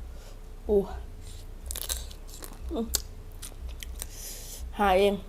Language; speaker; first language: Thai; non-native, local second language; Northeastern Thai